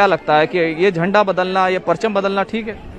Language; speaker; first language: Hindi; native; Hindi